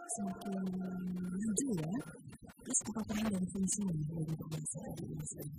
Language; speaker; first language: Indonesian; non-native, local second language; Javanese